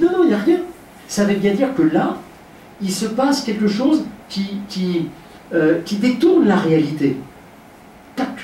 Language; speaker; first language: French; native; French